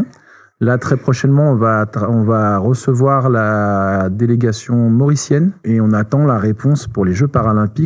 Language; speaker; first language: French; native; French